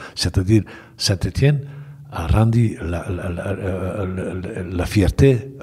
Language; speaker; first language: French; non-native, fluent; Bosnian